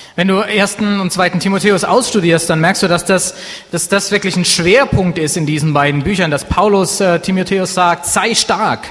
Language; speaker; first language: German; native; German